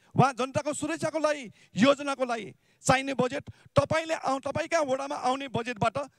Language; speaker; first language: Nepali; non-native, local second language; Newari